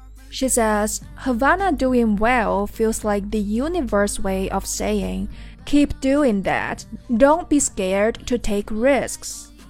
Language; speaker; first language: English; non-native, fluent; Chinese